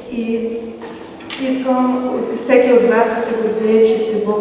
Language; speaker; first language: Bulgarian; early bilingual, heritage; Bulgarian